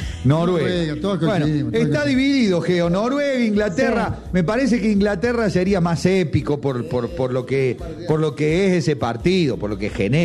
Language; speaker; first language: Spanish; native; Spanish